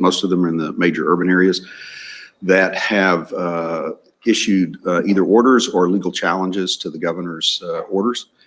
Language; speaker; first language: English; native; English